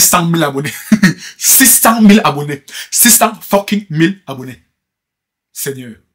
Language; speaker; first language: French; native; French